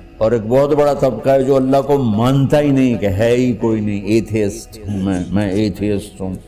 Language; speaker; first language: Urdu; non-native, local second language; Punjabi